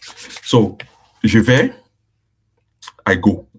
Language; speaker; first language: French; non-native, fluent; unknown